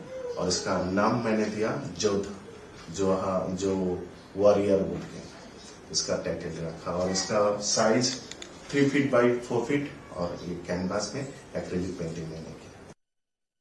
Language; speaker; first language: Hindi; non-native, local second language; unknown